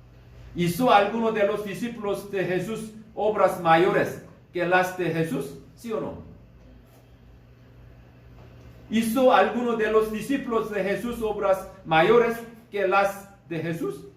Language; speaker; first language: Spanish; non-native, learner; Korean